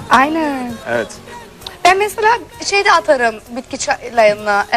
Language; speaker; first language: Turkish; non-native, fluent; German